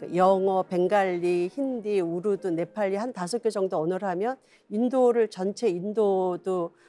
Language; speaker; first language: Korean; native; Korean